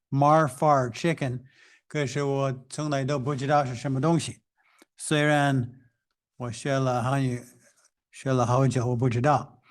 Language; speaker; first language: Chinese; non-native, fluent; English